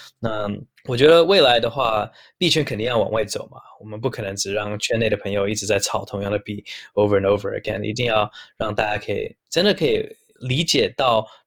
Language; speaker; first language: Chinese; early bilingual, heritage; Chinese